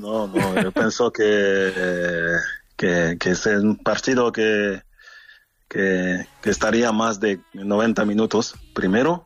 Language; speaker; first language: Spanish; non-native, fluent; French